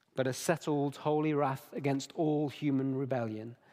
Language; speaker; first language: English; native; English